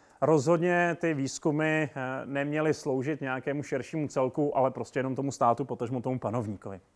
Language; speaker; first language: Czech; native; Czech